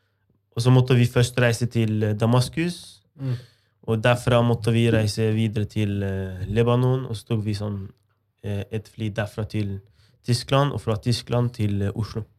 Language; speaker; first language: Norwegian; non-native, fluent; Arabic